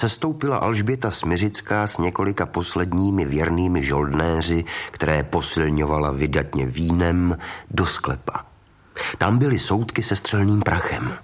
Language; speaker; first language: Czech; native; Czech